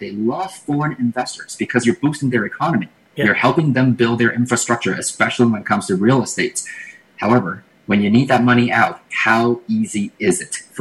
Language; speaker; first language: English; non-native, fluent; Chinese